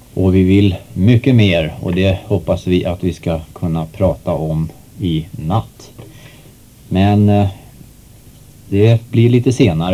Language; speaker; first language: Swedish; native; Swedish